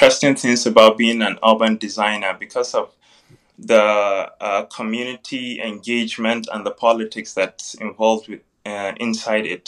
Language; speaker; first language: English; non-native, local second language; Hausa